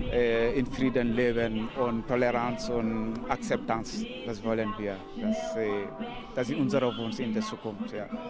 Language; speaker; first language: German; non-native, learner; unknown